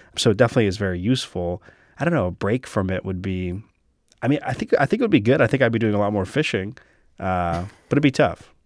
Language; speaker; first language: English; native; English